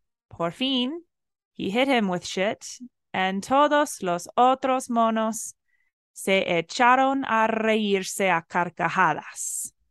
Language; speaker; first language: Spanish; non-native, fluent; English